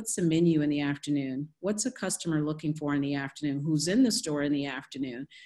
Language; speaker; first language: English; native; English